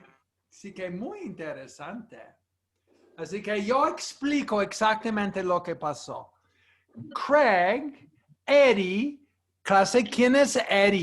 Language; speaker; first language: Spanish; non-native, fluent; English